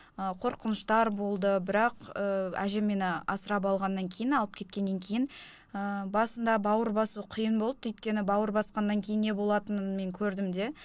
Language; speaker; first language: Kazakh; non-native, local second language; Russian